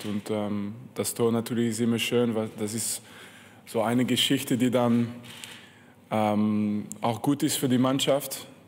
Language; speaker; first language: German; non-native, fluent; French